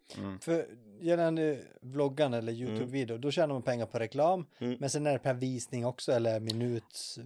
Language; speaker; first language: Swedish; native; Swedish